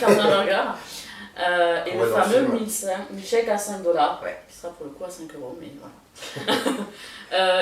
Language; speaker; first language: French; native; French